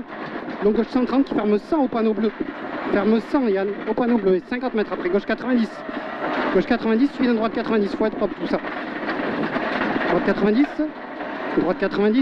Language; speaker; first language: French; native; French